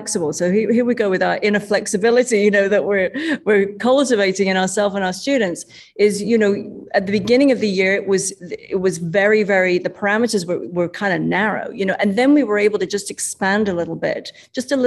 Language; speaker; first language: English; native; English